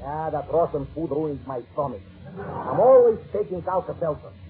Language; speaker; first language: English; non-native, fluent; Russian